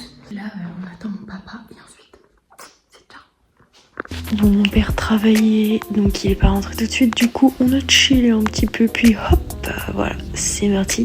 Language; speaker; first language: French; native; French